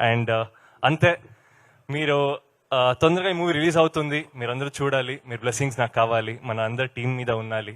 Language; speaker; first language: Telugu; non-native, learner; Kannada